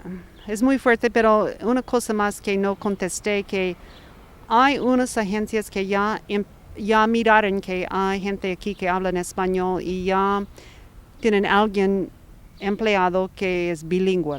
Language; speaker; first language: Spanish; non-native, fluent; English